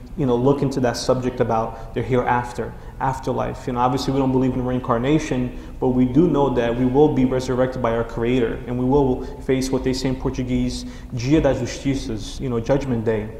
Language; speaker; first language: English; non-native, fluent; Portuguese